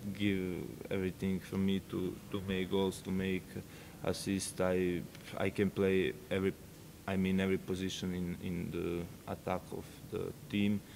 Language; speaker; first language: English; non-native, fluent; Serbian